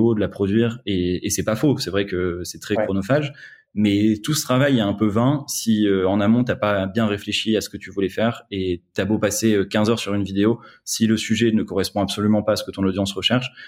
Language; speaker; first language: French; native; French